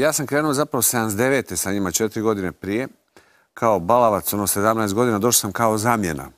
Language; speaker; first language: Croatian; native; Croatian